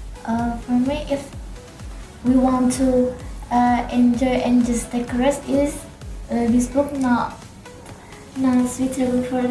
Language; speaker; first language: English; non-native, learner; Indonesian